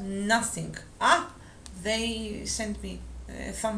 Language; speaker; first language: English; non-native, fluent; Greek